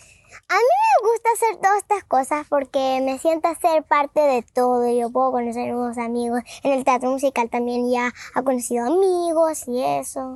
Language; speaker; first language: Spanish; early bilingual, heritage; Spanish